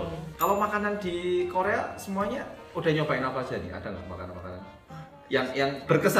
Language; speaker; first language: Indonesian; native; Indonesian